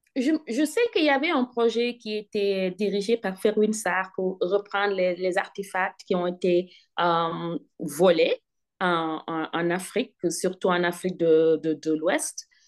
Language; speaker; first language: French; non-native, local second language; Wolof